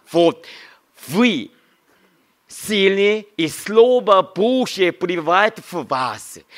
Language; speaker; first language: Russian; non-native, learner; Korean